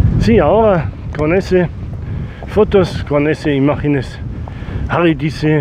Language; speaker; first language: Spanish; non-native, learner; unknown